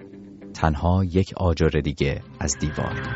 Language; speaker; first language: Persian; native; Persian